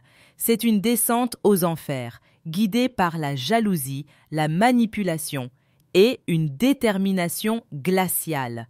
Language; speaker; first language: French; native; French